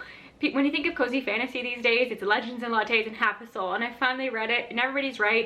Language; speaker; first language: English; native; English